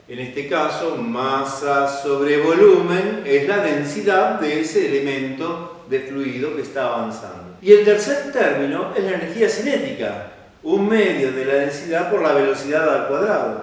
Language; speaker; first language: Spanish; native; Spanish